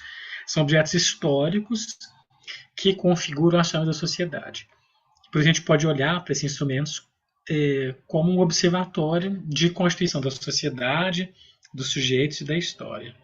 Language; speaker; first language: Portuguese; native; Portuguese